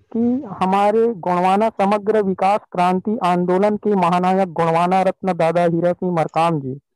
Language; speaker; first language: Hindi; native; Hindi